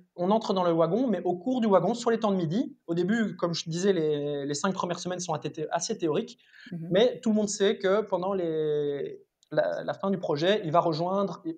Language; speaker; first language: French; native; French